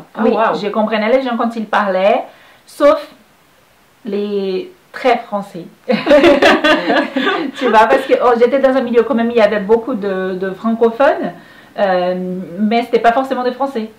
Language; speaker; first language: French; non-native, fluent; Portuguese